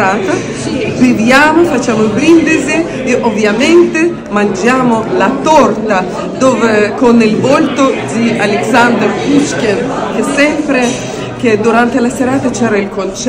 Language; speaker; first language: Italian; non-native, fluent; Russian